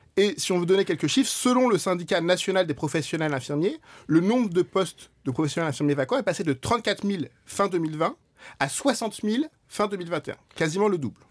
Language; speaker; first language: French; native; French